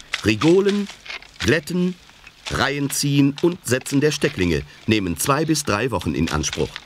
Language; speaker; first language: German; native; German